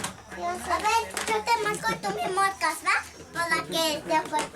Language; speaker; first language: Spanish; native; Spanish